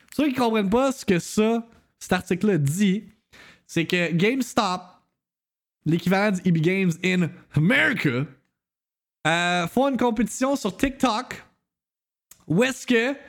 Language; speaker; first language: French; native; French